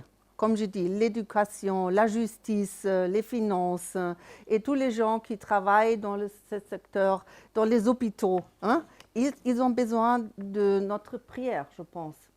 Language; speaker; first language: French; non-native, fluent; German